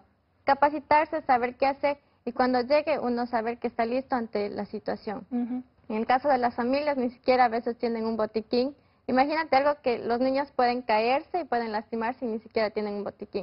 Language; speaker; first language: Spanish; native; Spanish